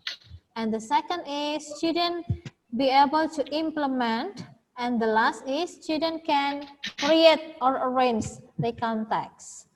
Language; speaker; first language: English; non-native, learner; Indonesian